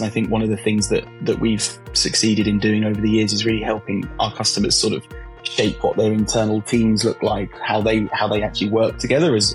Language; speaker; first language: English; native; English